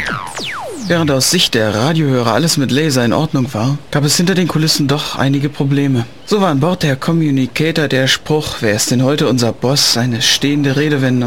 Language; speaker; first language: German; native; German